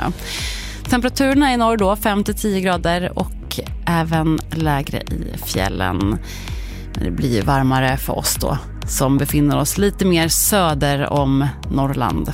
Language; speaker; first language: Swedish; native; Swedish